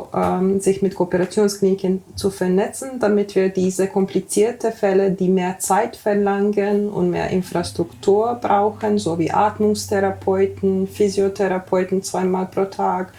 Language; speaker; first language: German; non-native, fluent; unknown